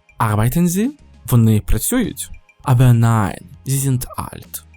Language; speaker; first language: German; non-native, fluent; Ukrainian